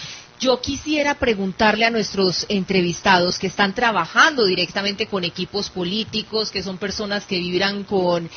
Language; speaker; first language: Spanish; native; Spanish